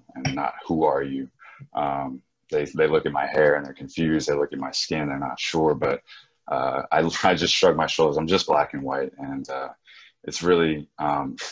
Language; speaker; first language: English; native; English